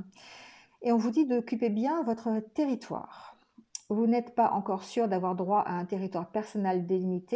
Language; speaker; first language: French; native; French